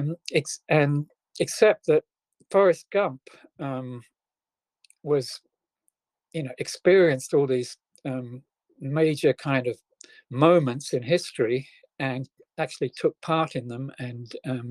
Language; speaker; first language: English; native; English